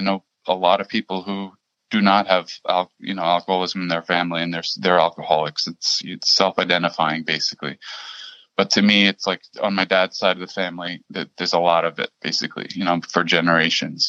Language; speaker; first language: English; early bilingual, other home language; German